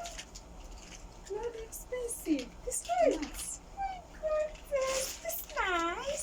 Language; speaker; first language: English; non-native, learner; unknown